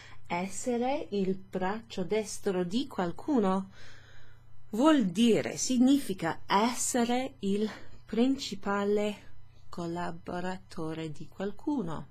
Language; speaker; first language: Italian; non-native, fluent; English